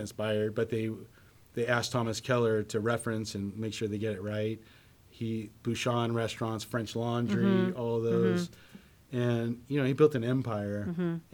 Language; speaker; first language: English; native; English